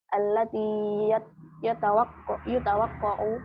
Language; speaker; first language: Arabic; non-native, learner; Indonesian